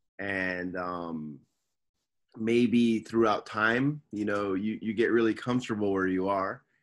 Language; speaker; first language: English; native; English